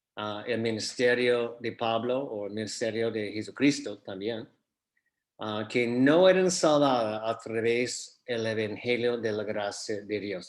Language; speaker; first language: Spanish; non-native, fluent; English